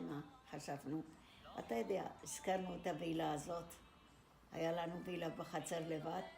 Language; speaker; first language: Hebrew; non-native, fluent; Arabic